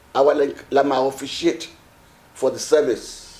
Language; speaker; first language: English; non-native, local second language; Yoruba